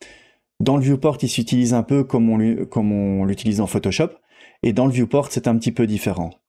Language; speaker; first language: French; native; French